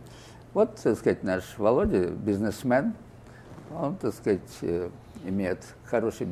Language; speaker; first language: Russian; native; Russian